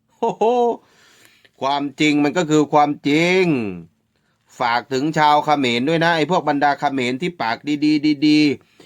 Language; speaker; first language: Thai; native; Thai